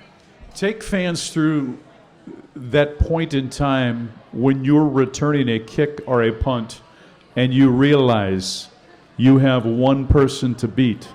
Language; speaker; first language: English; native; English